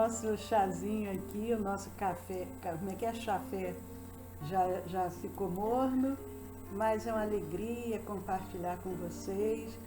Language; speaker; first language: Portuguese; native; Portuguese